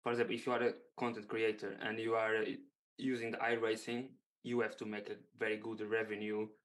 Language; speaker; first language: English; non-native, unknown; Portuguese